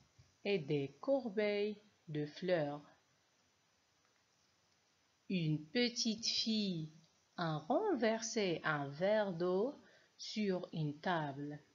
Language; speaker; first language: French; non-native, local second language; Arabic